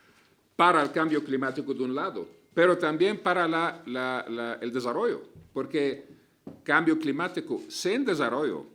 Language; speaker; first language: Spanish; non-native, fluent; Arabic